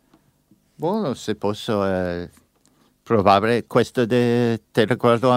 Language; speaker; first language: Italian; non-native, learner; English